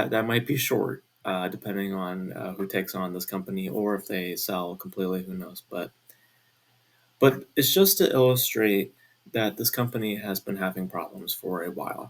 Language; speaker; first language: English; native; English